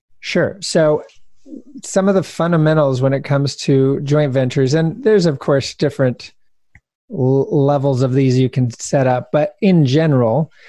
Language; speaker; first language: English; native; English